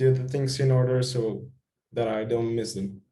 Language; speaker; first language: English; non-native, fluent; Spanish